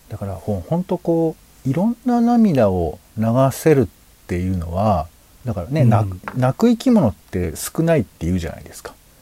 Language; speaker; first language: Japanese; native; Japanese